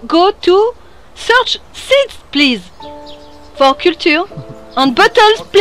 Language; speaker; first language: English; non-native, learner; French